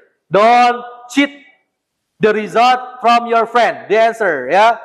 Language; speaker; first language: English; non-native, learner; Indonesian